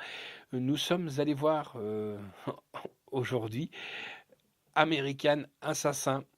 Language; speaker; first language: French; native; French